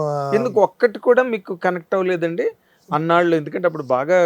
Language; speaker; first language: Telugu; native; Telugu